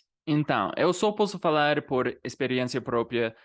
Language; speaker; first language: Portuguese; non-native, fluent; English